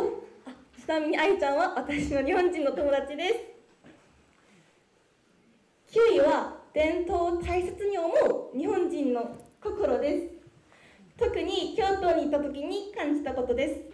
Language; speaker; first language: Japanese; non-native, fluent; Korean